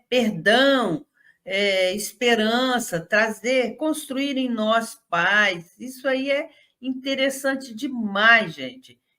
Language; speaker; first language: Portuguese; native; Portuguese